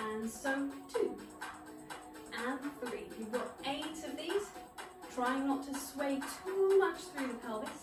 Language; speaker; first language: English; native; English